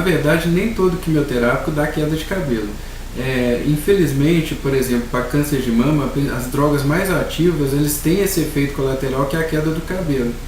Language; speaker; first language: Portuguese; native; Portuguese